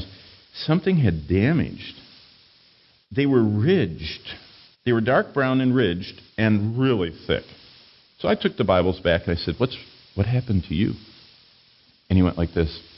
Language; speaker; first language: English; native; English